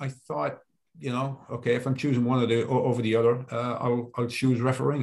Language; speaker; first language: English; native; English